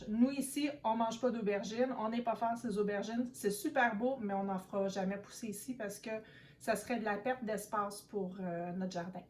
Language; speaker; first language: French; native; French